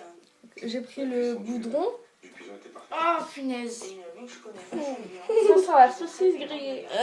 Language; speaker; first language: French; native; French